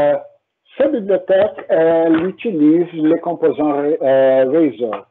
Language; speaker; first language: French; non-native, fluent; Portuguese